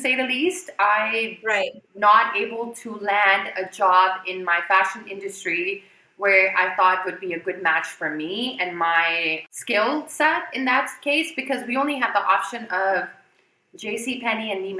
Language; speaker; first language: English; non-native, local second language; Urdu